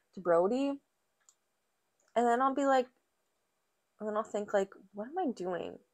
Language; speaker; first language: English; native; English